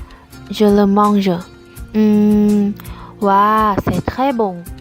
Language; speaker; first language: French; non-native, learner; Vietnamese